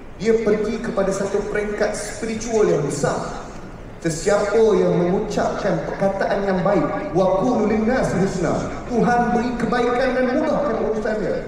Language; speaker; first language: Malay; native; Malay